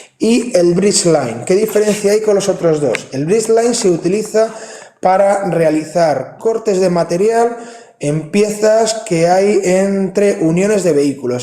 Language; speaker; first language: Spanish; native; Spanish